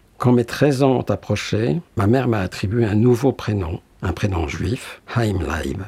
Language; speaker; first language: French; early bilingual, other home language; Polish